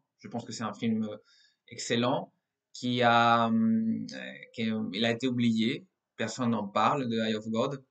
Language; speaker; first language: French; non-native, fluent; Spanish